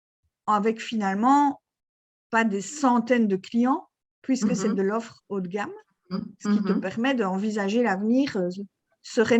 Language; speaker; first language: French; native; French